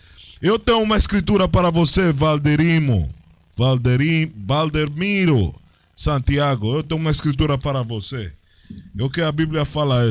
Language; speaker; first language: Portuguese; non-native, learner; Spanish